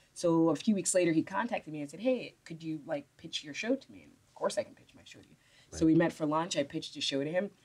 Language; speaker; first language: English; native; English